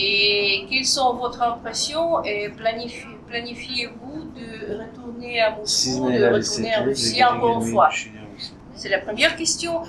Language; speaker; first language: French; non-native, fluent; Russian